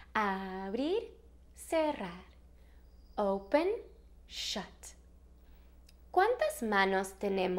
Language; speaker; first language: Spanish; early bilingual, heritage; Spanish